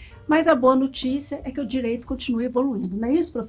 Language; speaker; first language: Portuguese; native; Portuguese